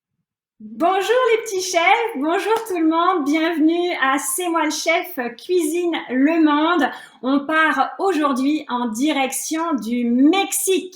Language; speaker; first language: French; native; French